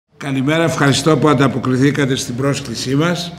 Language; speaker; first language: Greek; native; Greek